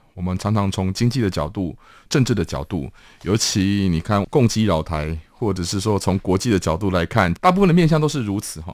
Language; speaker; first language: Chinese; native; Chinese